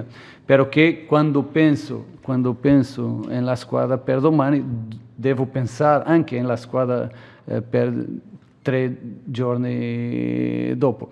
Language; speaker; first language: Italian; non-native, fluent; Portuguese